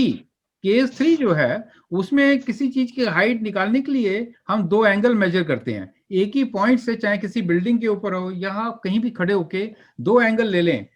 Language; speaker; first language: Hindi; native; Hindi